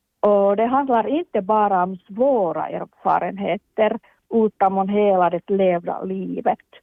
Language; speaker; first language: Swedish; non-native, local second language; Finnish